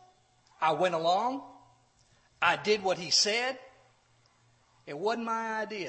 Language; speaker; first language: English; native; English